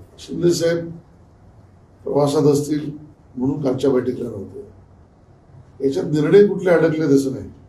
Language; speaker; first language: Marathi; native; Marathi